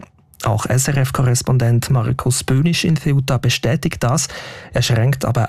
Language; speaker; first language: German; native; German